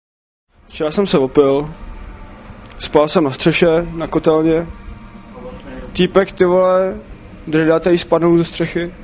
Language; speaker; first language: Czech; native; Czech